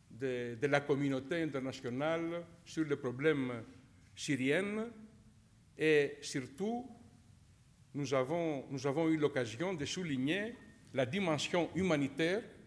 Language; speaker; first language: French; non-native, fluent; Greek